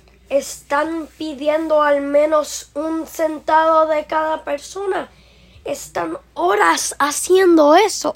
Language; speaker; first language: Spanish; early bilingual, heritage; Spanish